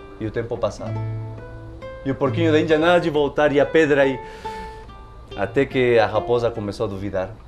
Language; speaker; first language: Portuguese; non-native, fluent; Spanish